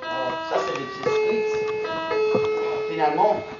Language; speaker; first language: French; non-native, learner; English